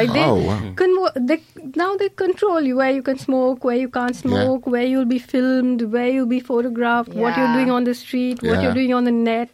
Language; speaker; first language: English; non-native, local second language; Malayalam